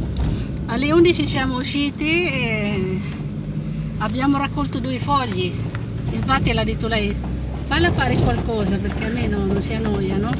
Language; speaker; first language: Italian; non-native, fluent; Filipino